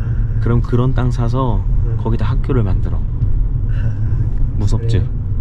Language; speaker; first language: Korean; native; Korean